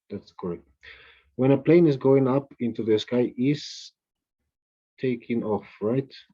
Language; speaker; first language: English; non-native, fluent; Spanish